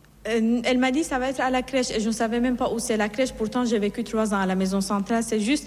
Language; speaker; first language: French; non-native, fluent; Assyrian Neo-Aramaic